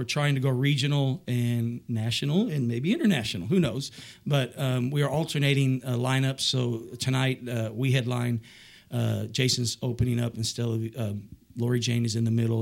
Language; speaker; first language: English; native; English